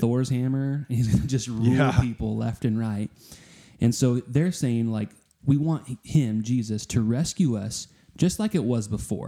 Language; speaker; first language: English; native; English